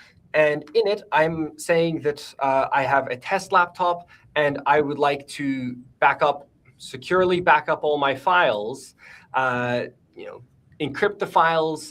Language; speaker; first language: English; native; English